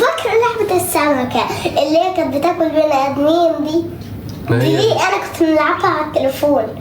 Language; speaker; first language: Arabic; native; Arabic